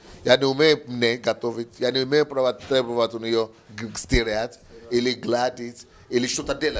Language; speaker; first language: Russian; non-native, learner; Yoruba